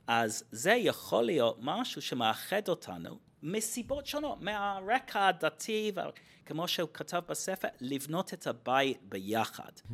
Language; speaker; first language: Hebrew; non-native, fluent; English